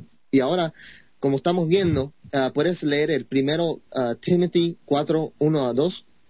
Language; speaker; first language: Spanish; non-native, fluent; English